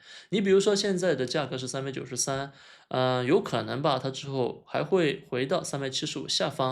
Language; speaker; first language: Chinese; native; Chinese